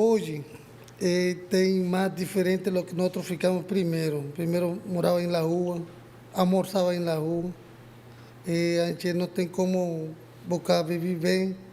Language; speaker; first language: Portuguese; non-native, learner; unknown